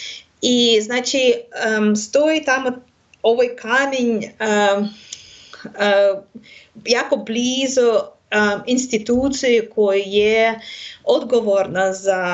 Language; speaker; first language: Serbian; non-native, learner; Russian